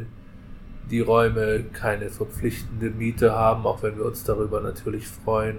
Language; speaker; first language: German; native; German